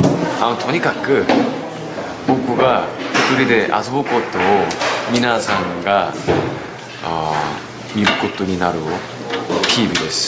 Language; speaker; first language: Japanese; non-native, fluent; Korean